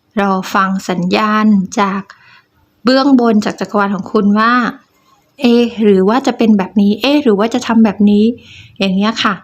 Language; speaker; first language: Thai; native; Thai